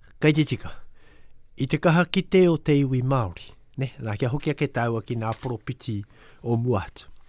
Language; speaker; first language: Māori; native; Māori